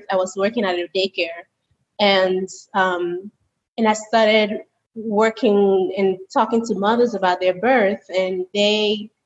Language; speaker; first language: English; early bilingual, other home language; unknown